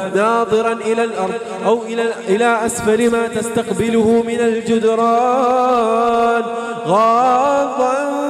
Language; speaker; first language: Arabic; non-native, fluent; Malayalam